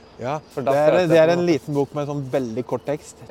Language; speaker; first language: Norwegian; native; Norwegian